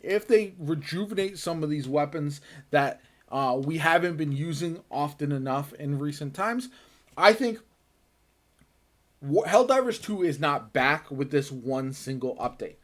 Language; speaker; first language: English; native; English